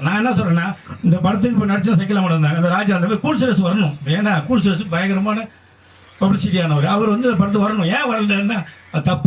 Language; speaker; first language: Tamil; native; Tamil